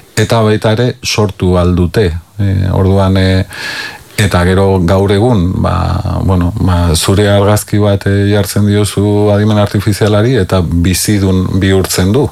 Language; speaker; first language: Basque; non-native, local second language; Spanish